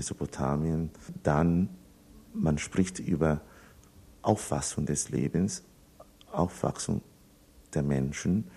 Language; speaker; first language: German; non-native, fluent; Italian